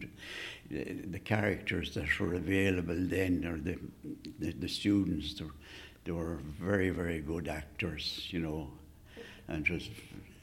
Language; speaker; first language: English; native; English